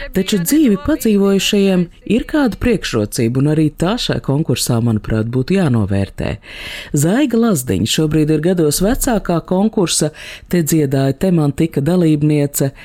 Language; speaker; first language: Latvian; native; Latvian